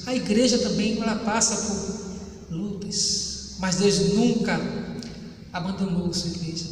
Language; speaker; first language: Portuguese; native; Portuguese